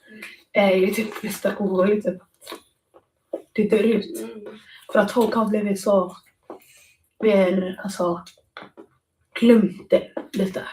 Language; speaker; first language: Swedish; early bilingual, other home language; Somali